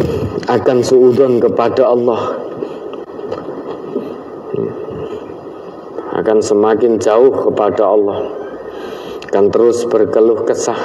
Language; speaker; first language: Indonesian; non-native, local second language; Javanese